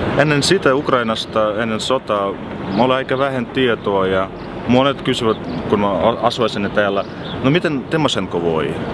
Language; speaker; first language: Finnish; non-native, fluent; Ukrainian